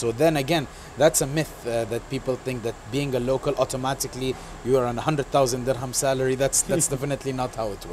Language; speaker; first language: English; non-native, local second language; Arabic